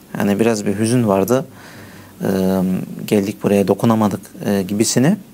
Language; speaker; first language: Turkish; early bilingual, heritage; Turkish